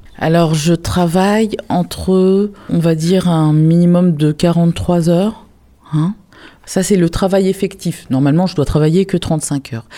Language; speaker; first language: French; native; French